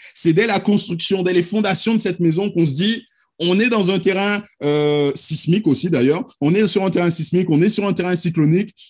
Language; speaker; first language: French; native; French